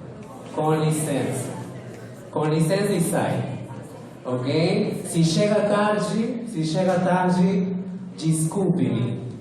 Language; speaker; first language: Portuguese; non-native, fluent; Spanish